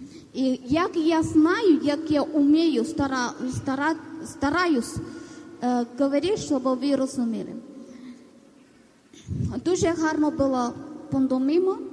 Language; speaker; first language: Ukrainian; non-native, learner; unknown